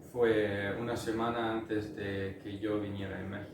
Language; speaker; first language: Spanish; non-native, fluent; Italian